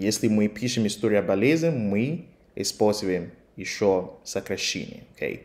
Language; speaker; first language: Russian; non-native, fluent; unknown